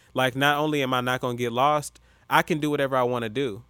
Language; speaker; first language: English; native; English